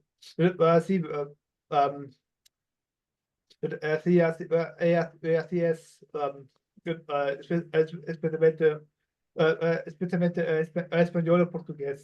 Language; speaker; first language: Portuguese; non-native, learner; German